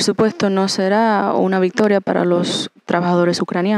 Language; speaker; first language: Spanish; non-native, fluent; English